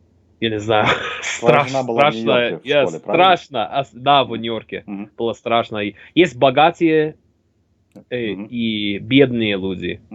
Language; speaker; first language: Russian; non-native, learner; English